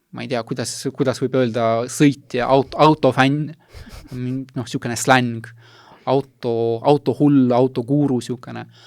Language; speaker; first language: Estonian; non-native, local second language; Russian